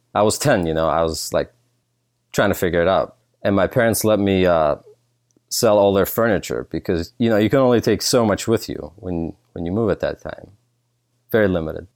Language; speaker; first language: English; early bilingual, other home language; Russian